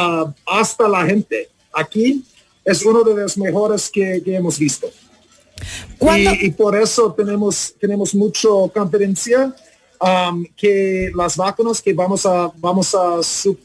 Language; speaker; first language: Spanish; non-native, learner; English